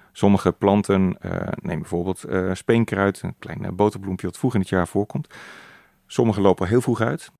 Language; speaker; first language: Dutch; native; Dutch